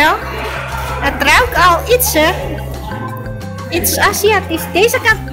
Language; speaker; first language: Dutch; non-native, local second language; Indonesian